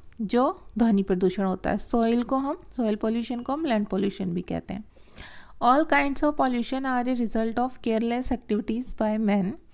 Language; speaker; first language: Hindi; native; Hindi